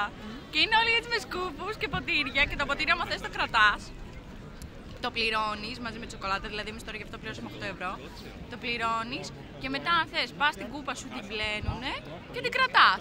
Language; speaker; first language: Greek; native; Greek